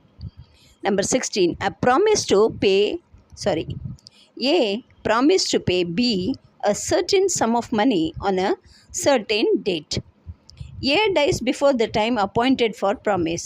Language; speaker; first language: English; non-native, local second language; Tamil